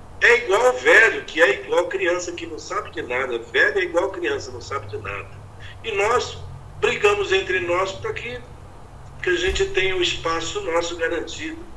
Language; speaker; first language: Portuguese; native; Portuguese